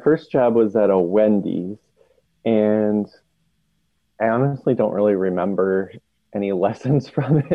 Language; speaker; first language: English; native; English